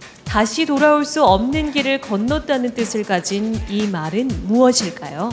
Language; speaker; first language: Korean; native; Korean